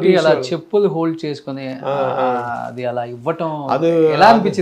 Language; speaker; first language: Telugu; native; Telugu